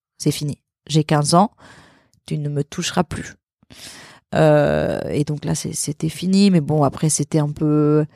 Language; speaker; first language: French; early bilingual, other home language; Portuguese